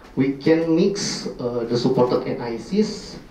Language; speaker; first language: English; non-native, learner; Indonesian